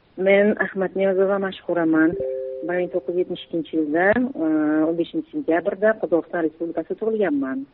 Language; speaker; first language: Uzbek; early bilingual, heritage; Uzbek